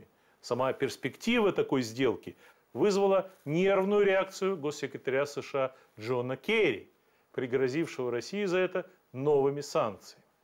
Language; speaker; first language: Russian; native; Russian